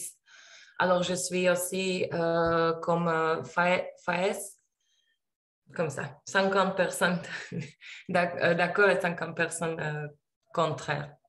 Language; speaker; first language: French; non-native, learner; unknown